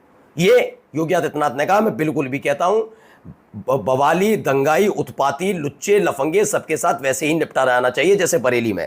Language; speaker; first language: Hindi; native; Hindi